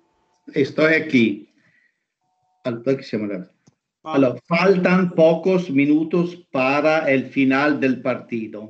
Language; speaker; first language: Spanish; non-native, learner; Italian